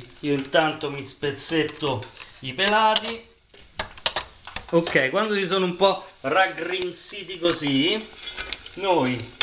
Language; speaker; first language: Italian; native; Italian